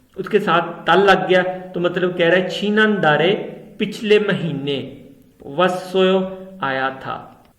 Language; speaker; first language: Urdu; non-native, local second language; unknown